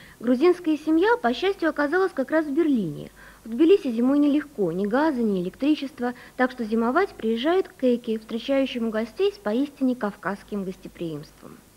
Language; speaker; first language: Russian; native; Russian